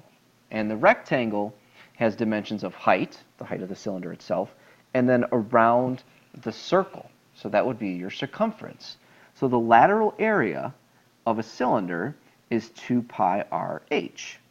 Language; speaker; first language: English; native; English